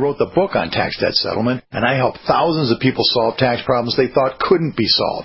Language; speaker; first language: English; native; English